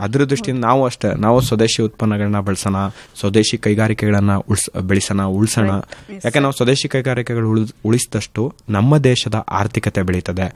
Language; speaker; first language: Kannada; native; Kannada